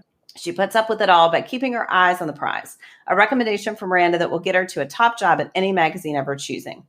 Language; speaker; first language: English; native; English